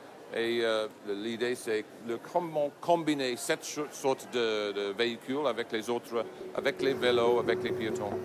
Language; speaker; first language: French; non-native, fluent; English